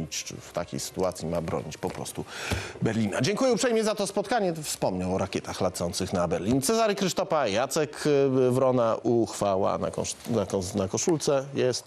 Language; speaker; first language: Polish; native; Polish